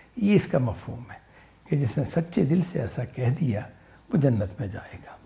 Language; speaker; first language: Urdu; non-native, local second language; Punjabi